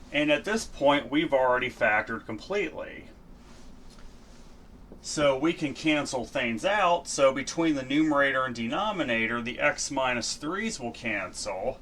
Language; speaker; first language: English; native; English